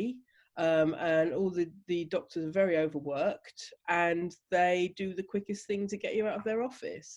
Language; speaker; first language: English; native; English